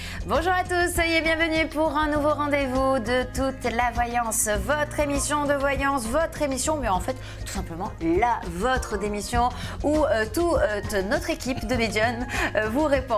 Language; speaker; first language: French; native; French